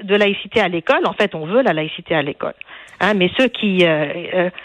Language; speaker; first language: French; non-native, local second language; Arabic